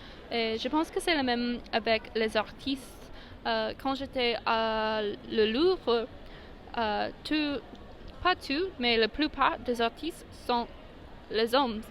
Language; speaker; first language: French; non-native, learner; English